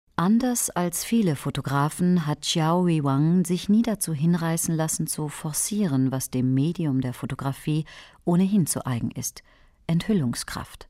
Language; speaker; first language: German; native; German